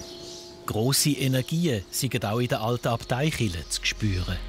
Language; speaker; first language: German; native; German